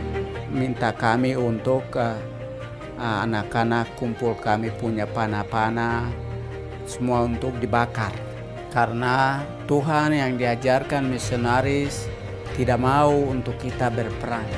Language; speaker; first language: Indonesian; non-native, local second language; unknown